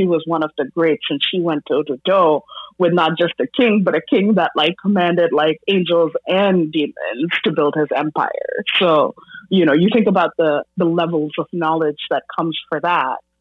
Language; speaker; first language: English; non-native, local second language; Bangla